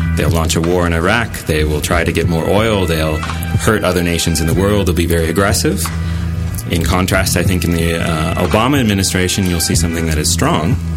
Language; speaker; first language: English; native; English